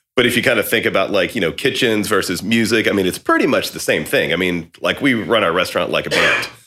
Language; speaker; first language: English; native; English